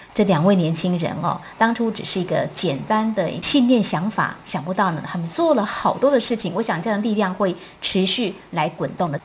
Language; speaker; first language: Chinese; native; Chinese